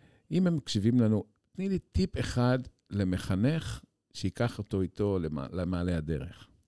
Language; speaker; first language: Hebrew; native; Hebrew